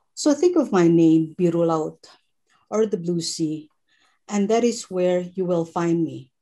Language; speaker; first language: English; non-native, fluent; Indonesian